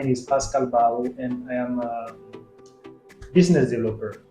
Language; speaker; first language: English; non-native, fluent; French